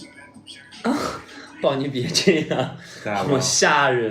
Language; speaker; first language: Chinese; native; Chinese